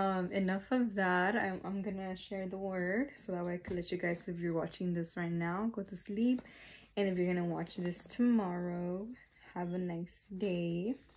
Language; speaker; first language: English; early bilingual, other home language; Spanish